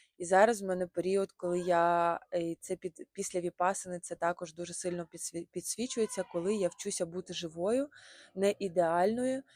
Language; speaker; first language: Ukrainian; non-native, local second language; Russian